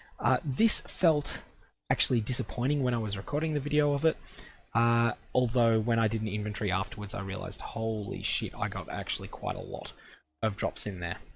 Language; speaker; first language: English; native; English